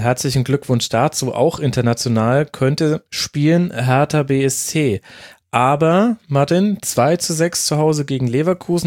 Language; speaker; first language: German; native; German